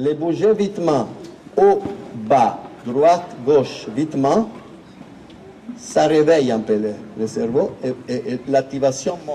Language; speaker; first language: French; non-native, fluent; Italian